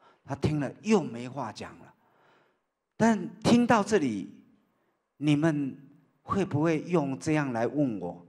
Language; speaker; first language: Chinese; native; Chinese